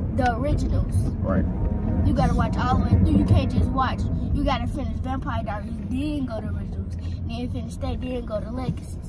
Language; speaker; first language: English; native; English